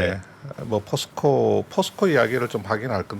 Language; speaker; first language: Korean; native; Korean